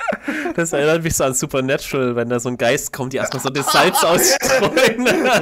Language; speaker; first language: German; native; German